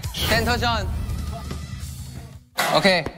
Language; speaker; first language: Korean; non-native, fluent; Thai